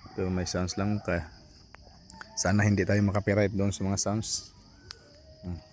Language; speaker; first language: Filipino; non-native, local second language; Cebuano